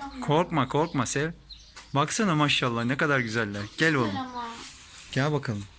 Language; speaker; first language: Turkish; native; Turkish